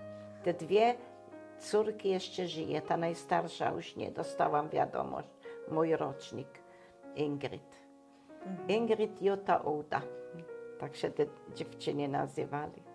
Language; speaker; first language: Polish; non-native, local second language; German